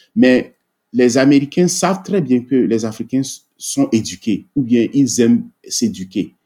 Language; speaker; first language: French; non-native, local second language; Ewe